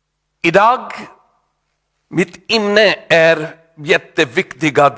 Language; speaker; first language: Swedish; non-native, learner; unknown